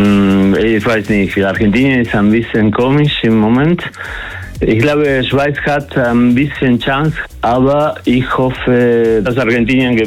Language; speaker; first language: German; non-native, learner; Spanish